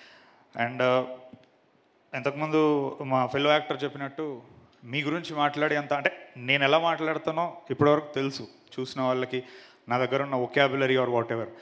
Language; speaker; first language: Telugu; native; Telugu